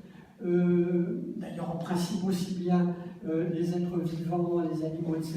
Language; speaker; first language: French; native; French